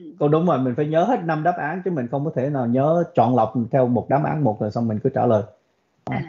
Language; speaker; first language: Vietnamese; early bilingual, other home language; English